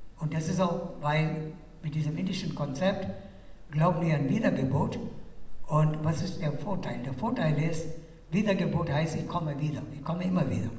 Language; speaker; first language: German; non-native, fluent; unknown